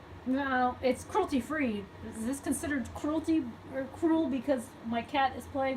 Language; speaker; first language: English; native; English